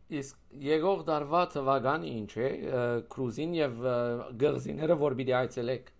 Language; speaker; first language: Armenian; early bilingual, heritage; Armenian